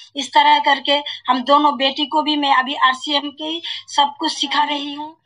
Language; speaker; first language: Hindi; non-native, local second language; Assamese